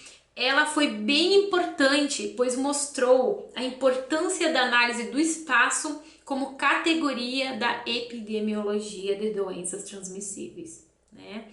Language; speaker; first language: Portuguese; native; Portuguese